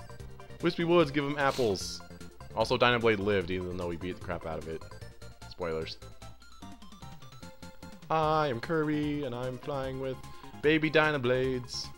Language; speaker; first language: English; native; English